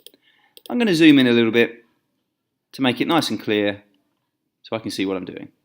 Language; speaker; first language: English; native; English